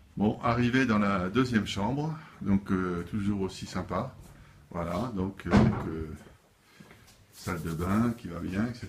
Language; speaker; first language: French; native; French